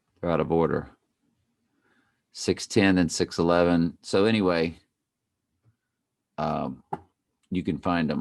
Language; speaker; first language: English; native; English